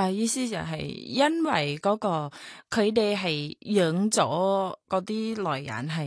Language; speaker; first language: Cantonese; non-native, fluent; Thai